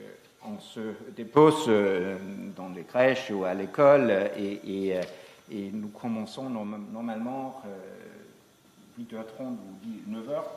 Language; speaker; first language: French; non-native, fluent; Danish